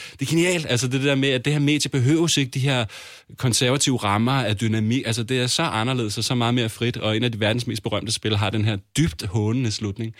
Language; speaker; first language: Danish; native; Danish